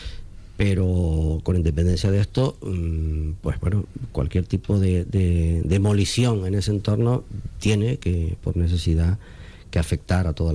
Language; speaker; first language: Spanish; native; Spanish